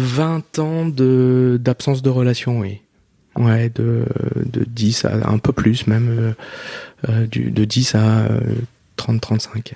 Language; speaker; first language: French; native; French